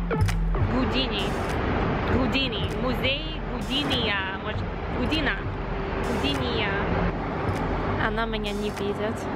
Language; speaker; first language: Russian; non-native, learner; English